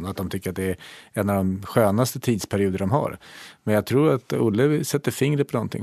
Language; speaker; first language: Swedish; native; Swedish